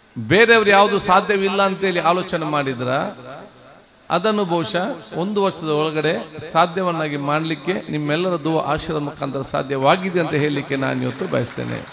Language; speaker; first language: Kannada; non-native, local second language; Malayalam